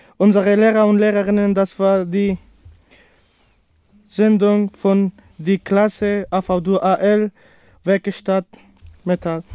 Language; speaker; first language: German; non-native, learner; Persian